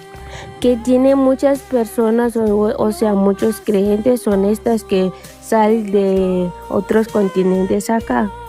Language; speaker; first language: Spanish; non-native, fluent; Portuguese